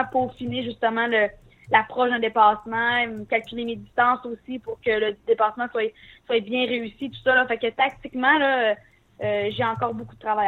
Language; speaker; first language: French; native; French